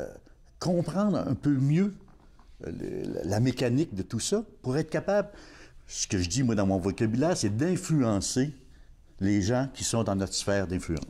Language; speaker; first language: French; native; French